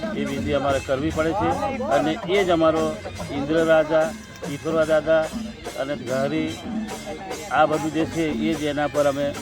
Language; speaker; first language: Gujarati; non-native, local second language; Rathawi